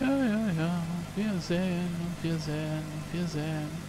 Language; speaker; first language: German; native; German